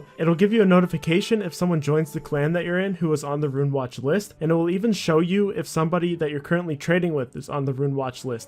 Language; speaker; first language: English; native; English